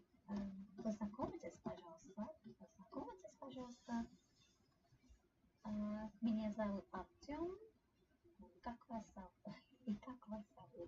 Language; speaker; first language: Russian; non-native, learner; English